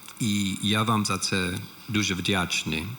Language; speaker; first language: Polish; non-native, learner; English